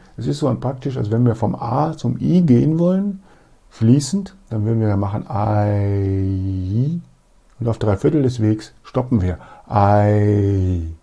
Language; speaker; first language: German; native; German